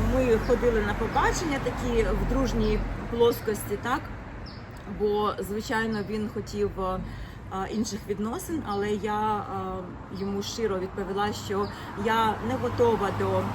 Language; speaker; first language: Ukrainian; native; Ukrainian